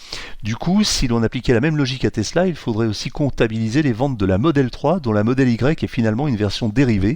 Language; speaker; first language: French; native; French